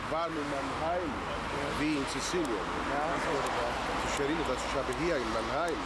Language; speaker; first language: German; non-native, learner; Italian